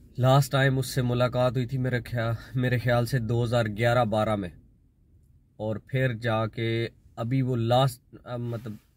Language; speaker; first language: Urdu; non-native, local second language; Punjabi